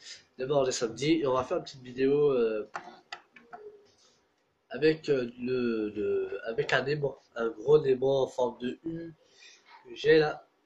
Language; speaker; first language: French; native; French